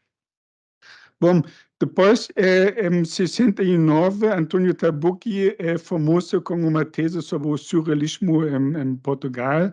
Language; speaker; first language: Portuguese; non-native, fluent; German